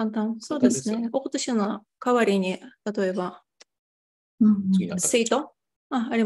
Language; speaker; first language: Japanese; non-native, fluent; Tatar